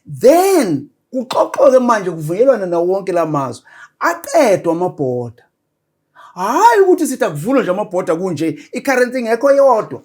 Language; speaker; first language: Zulu; native; Zulu